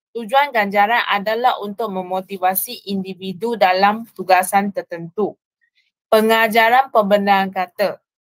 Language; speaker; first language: Malay; non-native, local second language; Chinese